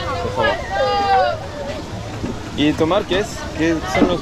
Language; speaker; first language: Spanish; non-native, learner; French